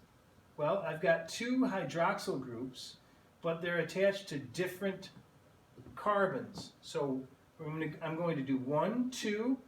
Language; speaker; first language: English; native; English